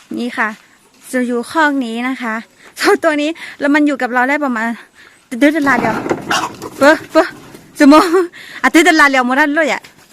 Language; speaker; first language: Thai; non-native, local second language; S'gaw Karen